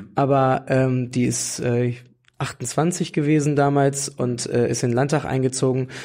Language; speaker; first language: German; native; German